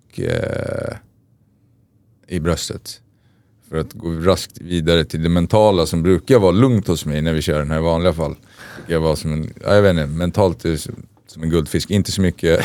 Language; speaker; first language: Swedish; native; Swedish